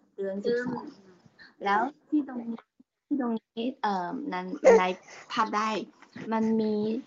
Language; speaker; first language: Thai; non-native, learner; Chinese